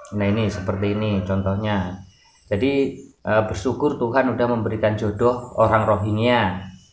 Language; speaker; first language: Indonesian; native; Indonesian